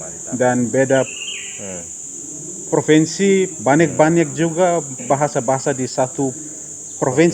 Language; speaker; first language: Indonesian; non-native, fluent; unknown